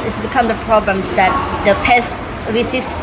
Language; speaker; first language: English; non-native, learner; Thai